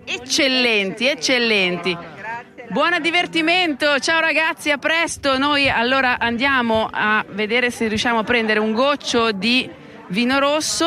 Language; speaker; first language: Italian; native; Italian